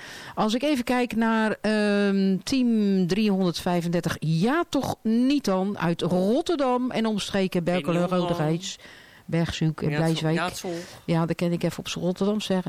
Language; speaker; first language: Dutch; native; Dutch